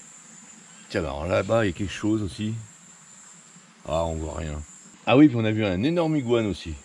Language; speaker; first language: French; native; French